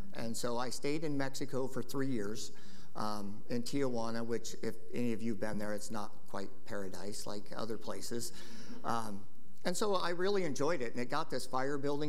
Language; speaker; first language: English; native; English